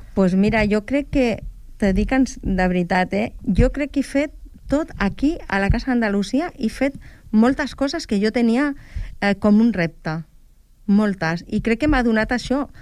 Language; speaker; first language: Catalan; non-native, local second language; Spanish